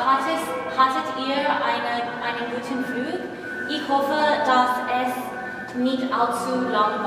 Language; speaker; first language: German; non-native, learner; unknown